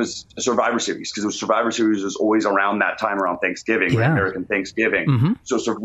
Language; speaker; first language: English; native; English